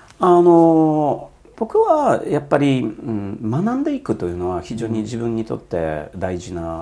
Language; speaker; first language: Japanese; non-native, fluent; Polish